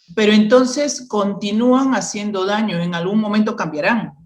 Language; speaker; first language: Spanish; native; Spanish